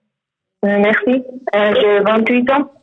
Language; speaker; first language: French; non-native, learner; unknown